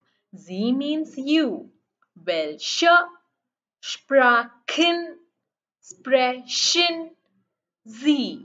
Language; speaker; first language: German; non-native, learner; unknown